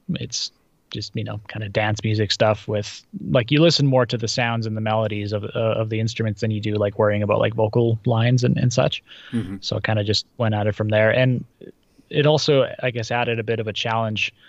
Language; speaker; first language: English; early bilingual, other home language; Russian